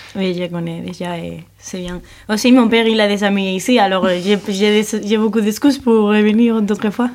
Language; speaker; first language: French; non-native, learner; Spanish